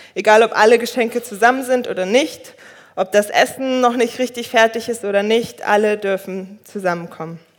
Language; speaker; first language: German; early bilingual, other home language; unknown